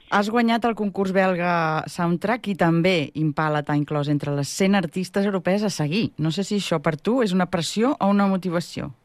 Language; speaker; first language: Catalan; native; Catalan